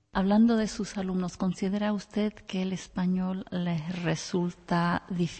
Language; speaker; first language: Spanish; non-native, fluent; Czech